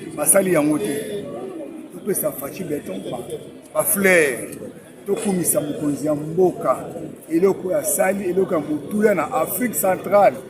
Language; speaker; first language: Lingala; non-native, local second language; Kongo